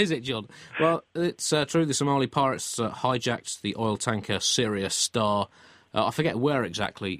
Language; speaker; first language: English; native; English